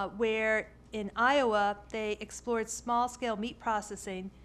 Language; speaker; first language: English; native; English